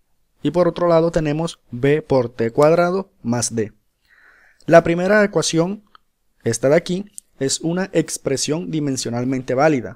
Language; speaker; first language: Spanish; native; Spanish